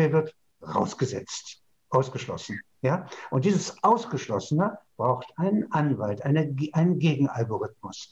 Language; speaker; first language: German; native; German